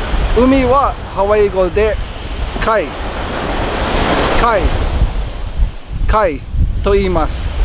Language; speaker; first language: Japanese; non-native, fluent; English